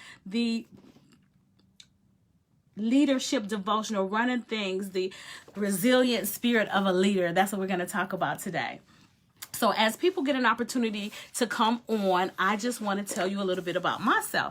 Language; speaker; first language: English; native; English